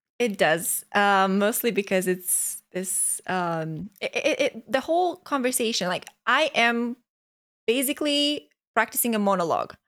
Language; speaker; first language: English; non-native, fluent; Romanian